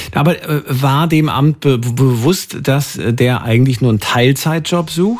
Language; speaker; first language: German; native; German